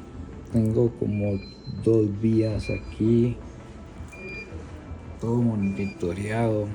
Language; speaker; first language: Spanish; native; Spanish